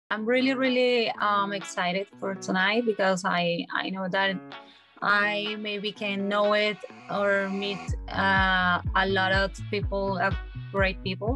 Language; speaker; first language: English; non-native, learner; Spanish